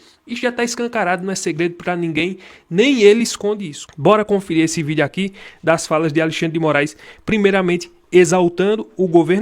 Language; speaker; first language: Portuguese; native; Portuguese